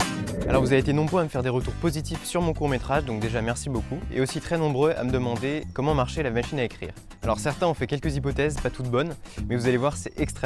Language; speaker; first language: French; native; French